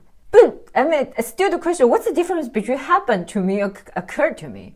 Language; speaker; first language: English; non-native, fluent; Chinese